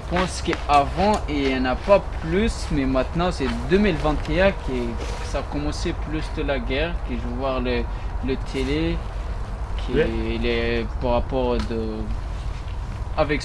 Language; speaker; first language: French; non-native, learner; Pashto